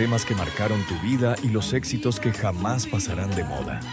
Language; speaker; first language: Spanish; native; Spanish